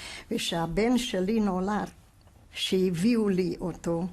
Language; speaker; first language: Hebrew; non-native, fluent; Hungarian